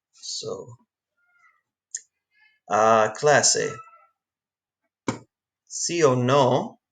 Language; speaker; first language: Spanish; non-native, fluent; English